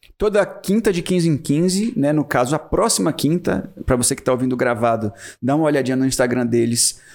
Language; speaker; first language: Portuguese; native; Portuguese